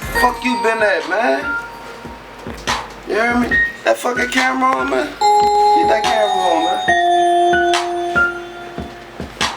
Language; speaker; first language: English; native; English